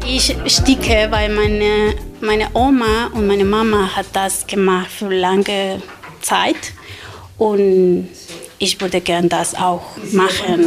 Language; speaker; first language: German; non-native, learner; Spanish